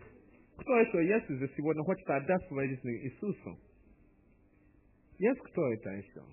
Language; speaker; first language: Russian; non-native, learner; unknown